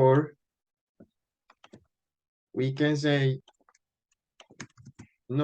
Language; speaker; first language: English; non-native, fluent; Spanish